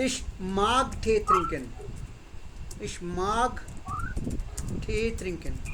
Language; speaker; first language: German; non-native, fluent; Hindi